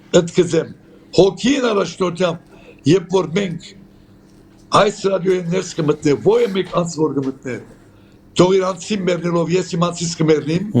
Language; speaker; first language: Armenian; native; Armenian